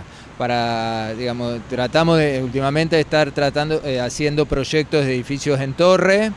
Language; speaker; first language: Spanish; native; Spanish